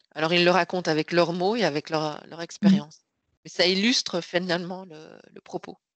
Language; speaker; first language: French; native; French